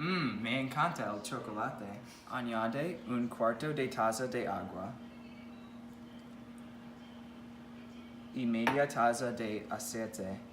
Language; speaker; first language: Spanish; non-native, learner; English